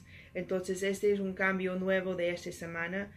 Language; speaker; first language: Spanish; non-native, learner; English